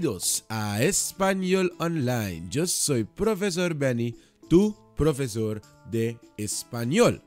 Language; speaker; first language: Spanish; non-native, fluent; Dutch